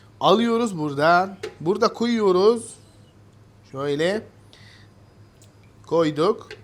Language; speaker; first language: Turkish; non-native, fluent; Arabic